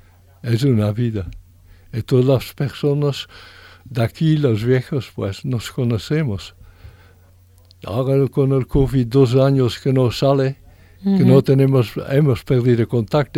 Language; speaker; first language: Spanish; non-native, fluent; French